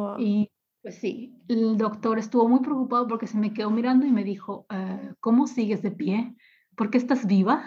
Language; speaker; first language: Spanish; native; Spanish